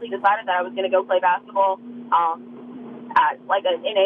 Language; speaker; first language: English; native; English